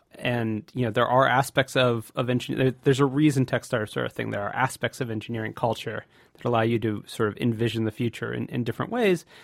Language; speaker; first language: English; native; English